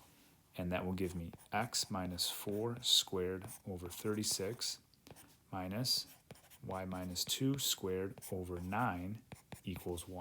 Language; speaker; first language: English; native; English